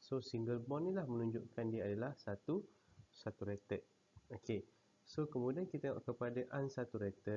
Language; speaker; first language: Malay; native; Malay